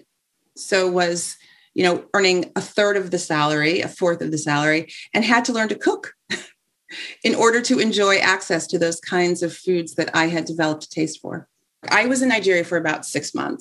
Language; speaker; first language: English; native; English